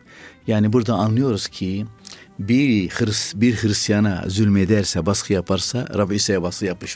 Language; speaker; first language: Turkish; non-native, fluent; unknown